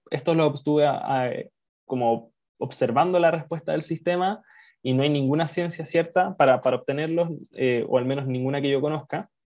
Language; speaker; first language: Spanish; native; Spanish